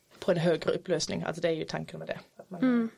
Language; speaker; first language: Swedish; non-native, fluent; German